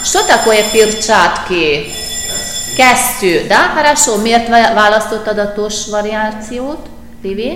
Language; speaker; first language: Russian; non-native, fluent; Hungarian